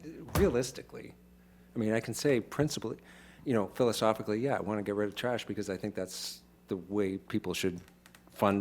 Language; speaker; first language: English; native; English